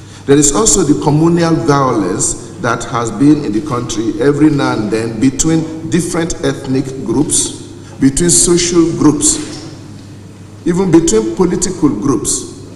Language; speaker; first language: English; non-native, local second language; Yoruba